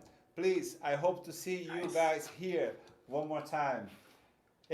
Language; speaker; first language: English; non-native, fluent; Portuguese